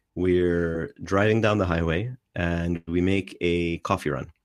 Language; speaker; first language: English; non-native, fluent; Arabic